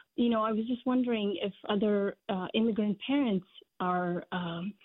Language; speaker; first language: English; non-native, fluent; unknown